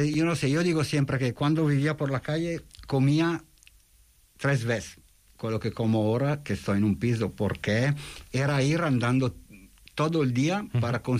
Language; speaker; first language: Spanish; non-native, fluent; Italian